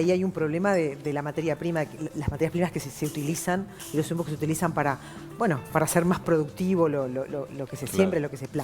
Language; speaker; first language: Spanish; native; Spanish